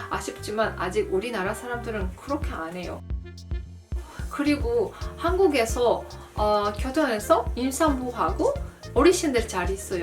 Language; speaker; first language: Korean; non-native, fluent; Azerbaijani